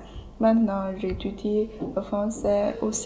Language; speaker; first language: French; non-native, learner; Chinese